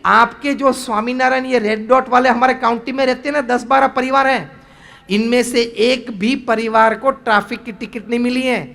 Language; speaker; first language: Hindi; non-native, local second language; Gujarati